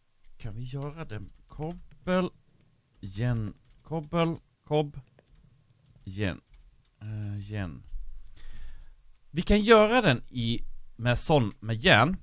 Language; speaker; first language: Swedish; native; Swedish